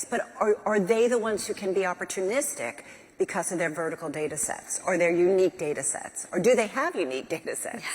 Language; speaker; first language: English; native; English